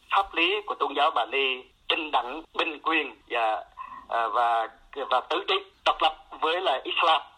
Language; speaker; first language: Vietnamese; non-native, local second language; Eastern Cham